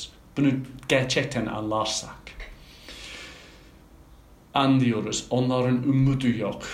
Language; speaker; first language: Turkish; non-native, fluent; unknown